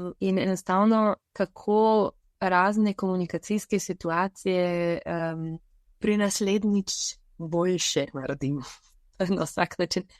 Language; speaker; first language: Slovenian; non-native, fluent; Bulgarian